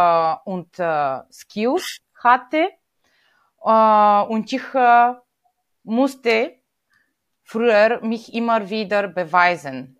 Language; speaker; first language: German; non-native, fluent; Bulgarian